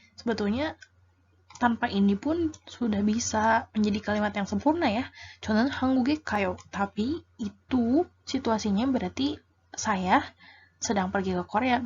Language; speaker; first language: Indonesian; native; Indonesian